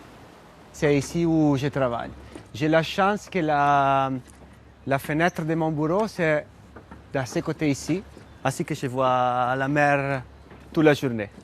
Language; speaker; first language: French; non-native, fluent; Italian